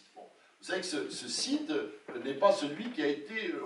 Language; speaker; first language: French; native; French